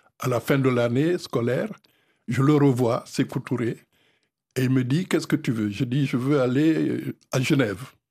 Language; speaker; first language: French; non-native, local second language; Fula